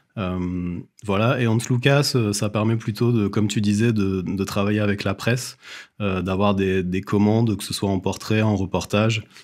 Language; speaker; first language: French; native; French